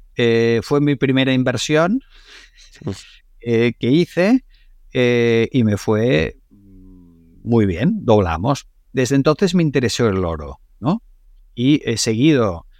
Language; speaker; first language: Spanish; non-native, local second language; Catalan